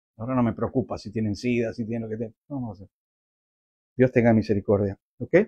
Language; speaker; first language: Spanish; native; Spanish